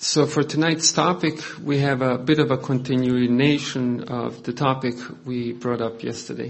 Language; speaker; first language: English; non-native, fluent; Croatian